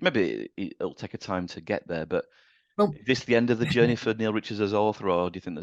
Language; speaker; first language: English; native; English